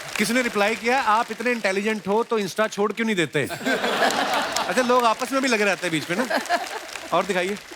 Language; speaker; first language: Hindi; non-native, local second language; Punjabi